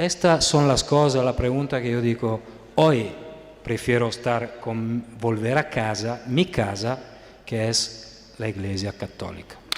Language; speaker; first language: Spanish; non-native, fluent; Italian